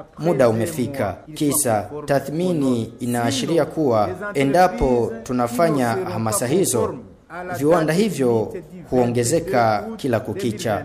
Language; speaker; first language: Swahili; non-native, local second language; Rundi